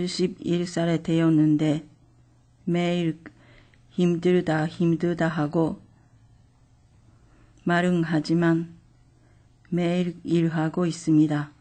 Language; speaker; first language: Korean; non-native, fluent; Japanese